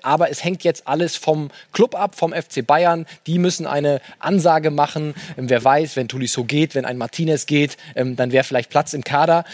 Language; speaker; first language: German; native; German